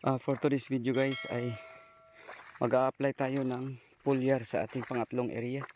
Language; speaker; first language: Filipino; non-native, local second language; Cebuano